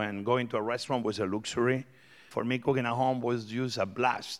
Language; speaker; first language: English; non-native, fluent; Spanish